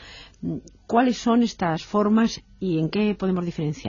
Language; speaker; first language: Spanish; native; Spanish